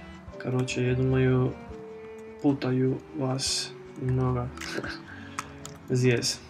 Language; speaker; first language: Russian; non-native, fluent; Spanish